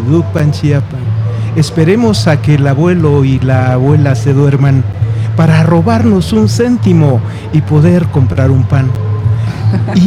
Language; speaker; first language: Spanish; native; Spanish